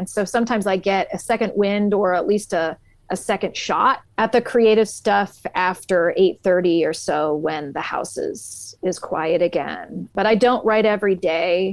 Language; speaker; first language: English; native; English